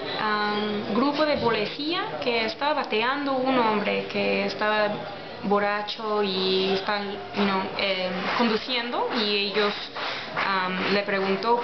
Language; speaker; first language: Spanish; non-native, learner; English